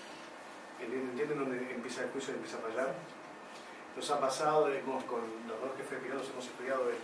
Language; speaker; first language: Spanish; native; Spanish